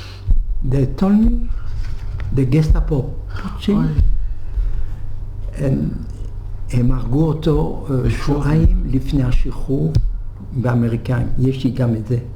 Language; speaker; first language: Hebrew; non-native, fluent; French